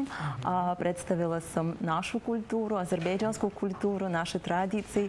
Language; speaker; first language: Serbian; non-native, learner; Azerbaijani